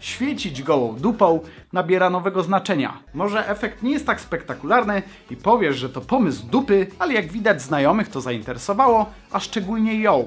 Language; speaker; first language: Polish; native; Polish